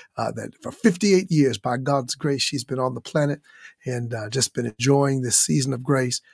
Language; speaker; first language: English; native; English